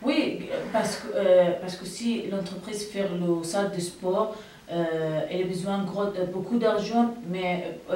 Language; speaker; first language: French; non-native, learner; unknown